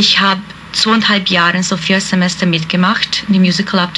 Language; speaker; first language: German; non-native, fluent; Hungarian